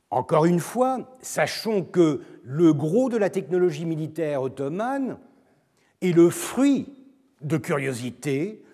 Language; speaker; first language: French; non-native, fluent; Turkish